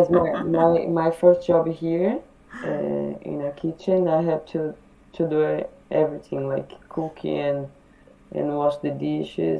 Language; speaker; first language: English; non-native, learner; Portuguese